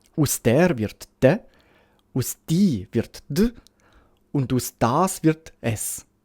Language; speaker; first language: German; native; German